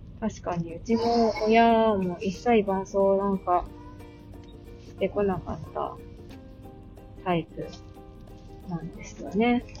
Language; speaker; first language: Japanese; native; Japanese